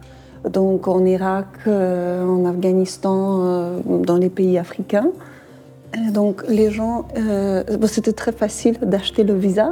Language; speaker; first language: French; non-native, fluent; Polish